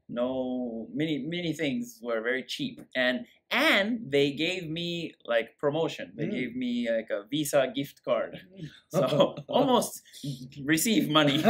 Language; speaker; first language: English; native; English